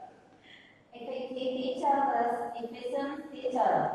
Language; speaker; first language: English; non-native, learner; Vietnamese